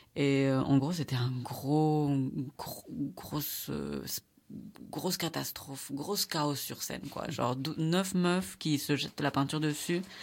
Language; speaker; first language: French; non-native, fluent; Spanish